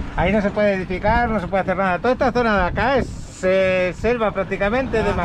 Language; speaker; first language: Spanish; native; Spanish